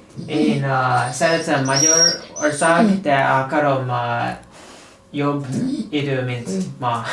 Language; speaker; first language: Hungarian; non-native, learner; English